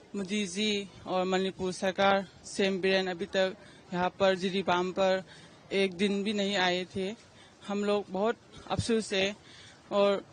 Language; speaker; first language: Hindi; non-native, local second language; Manipuri